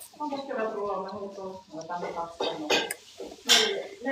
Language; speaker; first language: Finnish; native; Finnish